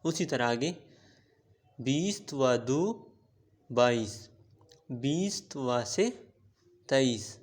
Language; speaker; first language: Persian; non-native, fluent; Urdu